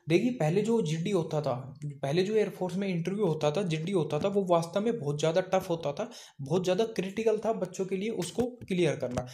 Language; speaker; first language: Hindi; native; Hindi